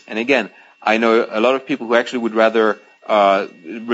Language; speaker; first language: English; non-native, fluent; Greek